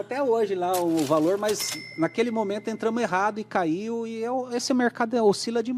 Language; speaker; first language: Portuguese; native; Portuguese